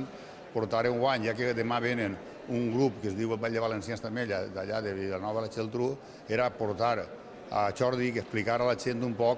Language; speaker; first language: Catalan; native; Catalan